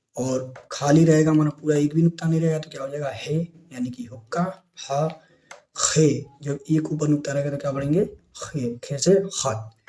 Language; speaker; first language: Hindi; native; Hindi